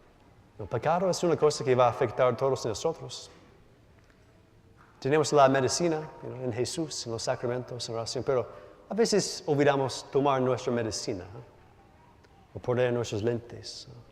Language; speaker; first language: Spanish; non-native, learner; English